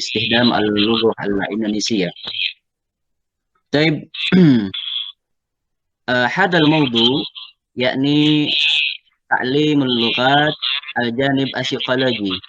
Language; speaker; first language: Arabic; non-native, fluent; Indonesian